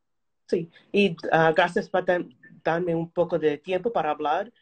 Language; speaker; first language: Spanish; early bilingual, heritage; Spanish